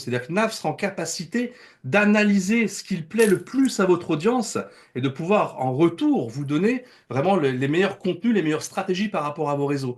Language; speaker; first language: French; native; French